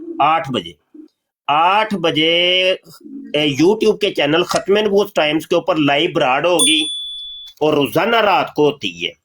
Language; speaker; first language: Urdu; non-native, local second language; Punjabi